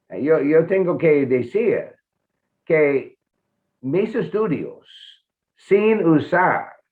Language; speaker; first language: Spanish; non-native, fluent; English